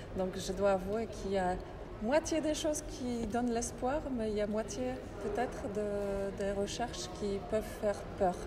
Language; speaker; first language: French; non-native, fluent; Polish